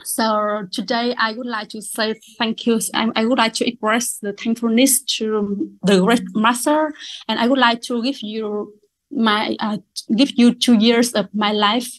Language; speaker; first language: English; non-native, learner; Vietnamese